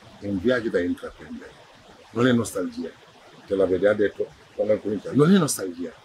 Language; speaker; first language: Italian; non-native, fluent; Wolof